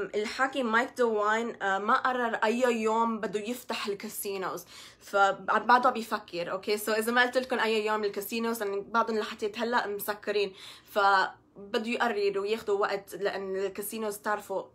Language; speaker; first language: Arabic; early bilingual, other home language; English